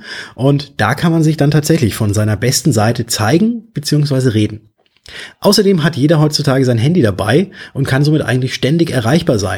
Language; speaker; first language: German; native; German